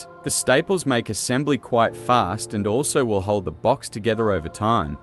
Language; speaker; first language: English; native; English